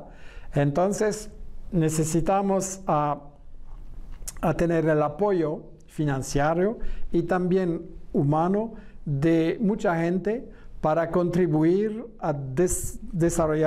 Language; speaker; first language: Spanish; non-native, fluent; French